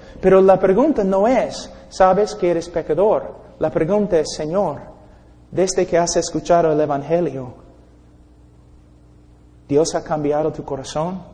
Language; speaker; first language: Spanish; non-native, fluent; English